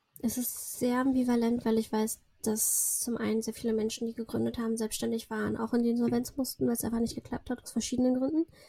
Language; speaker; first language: German; early bilingual, other home language; Russian